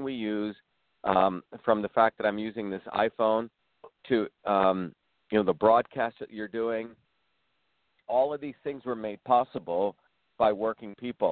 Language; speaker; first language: English; early bilingual, other home language; Tamil